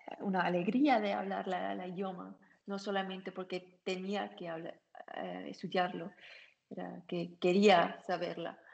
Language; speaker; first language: Spanish; non-native, learner; German